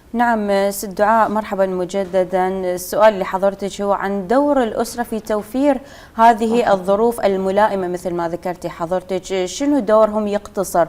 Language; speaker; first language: Arabic; native; Arabic